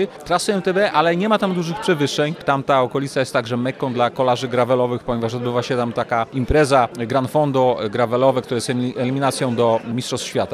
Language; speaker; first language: Polish; native; Polish